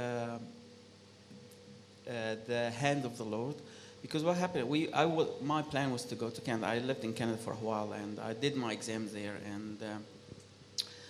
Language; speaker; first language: English; non-native, fluent; Arabic